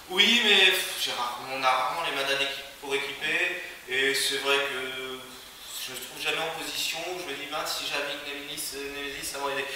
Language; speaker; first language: French; native; French